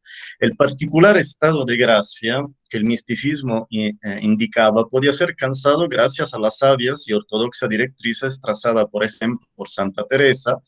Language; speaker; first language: Spanish; native; Spanish